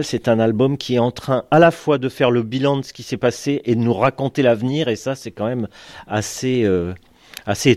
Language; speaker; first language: French; native; French